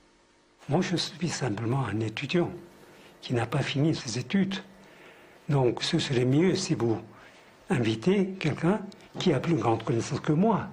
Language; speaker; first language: French; non-native, fluent; Tibetan